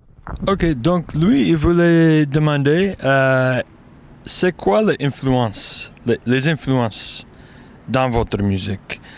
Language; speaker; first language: French; non-native, learner; English